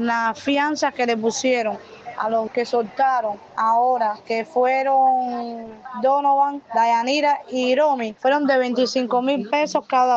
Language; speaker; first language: Spanish; native; Spanish